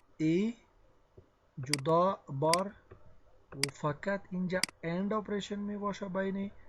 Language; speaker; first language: Persian; non-native, local second language; Pashto